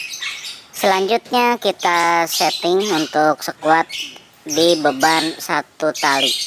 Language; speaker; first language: Indonesian; native; Indonesian